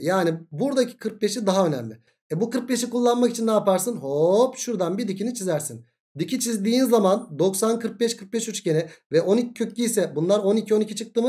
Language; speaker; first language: Turkish; native; Turkish